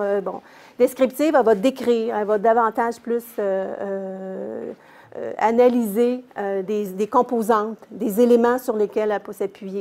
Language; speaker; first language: French; native; French